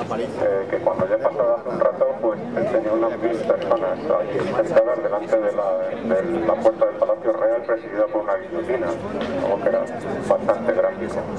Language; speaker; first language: Spanish; native; Spanish